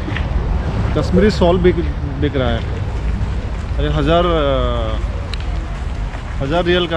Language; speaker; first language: Hindi; non-native, local second language; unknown